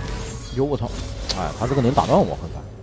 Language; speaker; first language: Chinese; native; Chinese